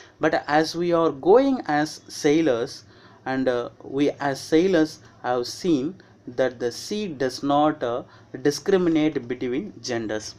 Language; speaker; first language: English; non-native, local second language; Tamil